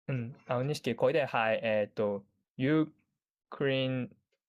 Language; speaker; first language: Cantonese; non-native, learner; Japanese